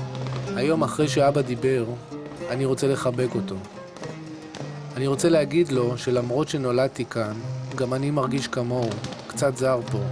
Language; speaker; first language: Hebrew; native; Hebrew